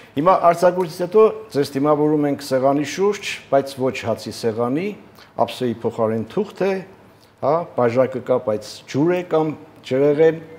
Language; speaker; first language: Armenian; native; Armenian